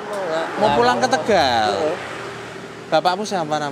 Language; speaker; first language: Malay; non-native, local second language; Javanese